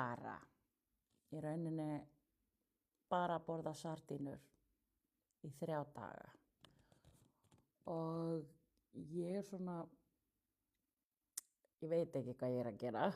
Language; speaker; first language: Icelandic; non-native, learner; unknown